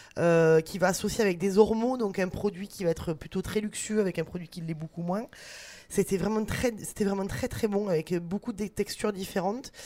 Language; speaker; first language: French; native; French